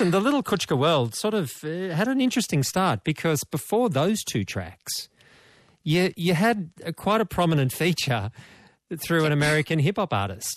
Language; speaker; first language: English; native; English